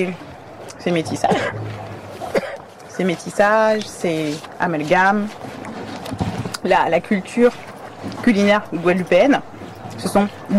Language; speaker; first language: French; native; French